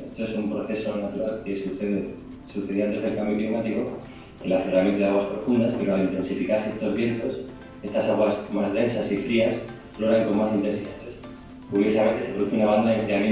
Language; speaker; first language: Spanish; native; Spanish